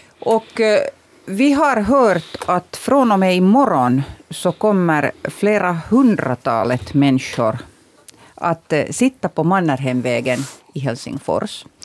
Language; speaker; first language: Swedish; native; Swedish